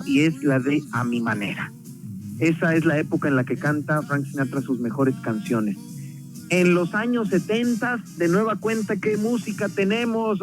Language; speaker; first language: Spanish; native; Spanish